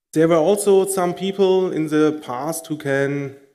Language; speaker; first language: English; non-native, fluent; German